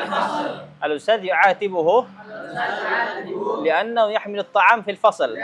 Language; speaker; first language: Arabic; non-native, fluent; Indonesian